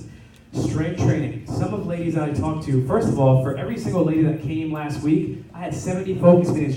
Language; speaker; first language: English; native; English